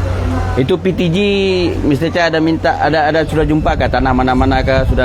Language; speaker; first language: Malay; native; Malay